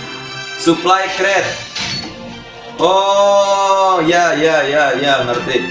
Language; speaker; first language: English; non-native, learner; Indonesian